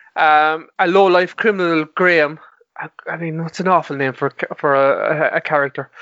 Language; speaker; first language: English; native; English